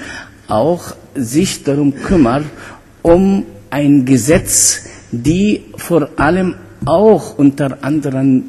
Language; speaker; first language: German; non-native, fluent; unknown